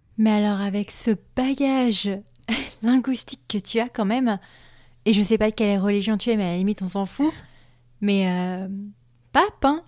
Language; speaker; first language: French; native; French